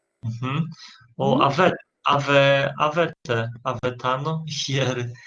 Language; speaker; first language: Italian; non-native, learner; Polish